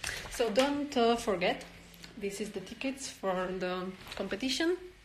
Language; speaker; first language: English; non-native, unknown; Slovak